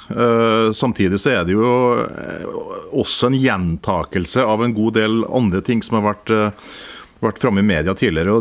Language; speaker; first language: Norwegian; native; Norwegian